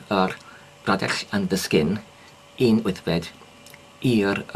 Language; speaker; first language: Welsh; non-native, learner; English